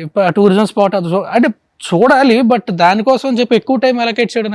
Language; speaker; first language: Telugu; native; Telugu